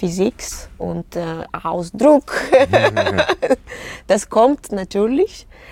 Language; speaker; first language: German; non-native, learner; Russian